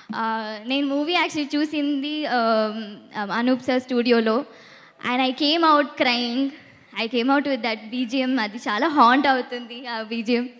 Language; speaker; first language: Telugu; non-native, learner; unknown